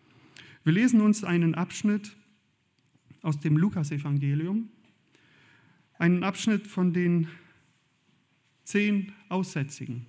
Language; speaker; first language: German; native; German